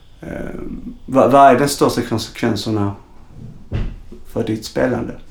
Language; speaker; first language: Swedish; native; Swedish